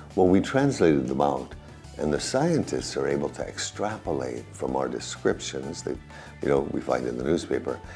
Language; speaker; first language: English; native; English